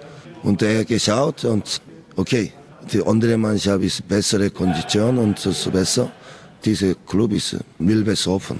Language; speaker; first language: German; non-native, learner; Korean